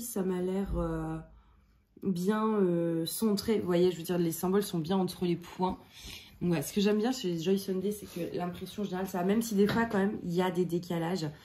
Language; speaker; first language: French; native; French